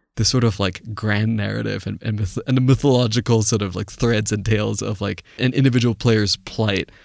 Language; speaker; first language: English; non-native, local second language; Chinese